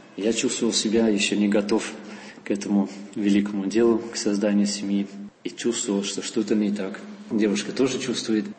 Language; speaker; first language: Russian; non-native, fluent; Dutch